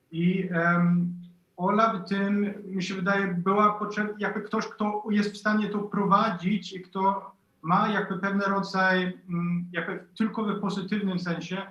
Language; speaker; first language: Polish; non-native, fluent; Swedish